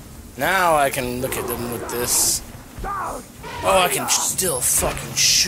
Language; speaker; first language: English; native; English